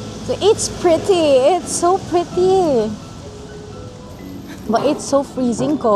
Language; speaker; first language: English; non-native, local second language; Filipino